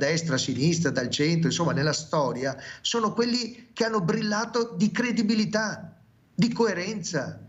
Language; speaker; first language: Italian; native; Italian